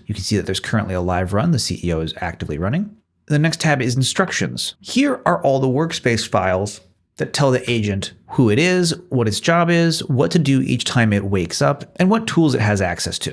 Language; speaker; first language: English; native; English